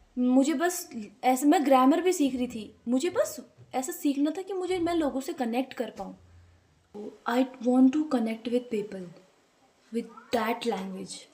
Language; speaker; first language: Hindi; native; Hindi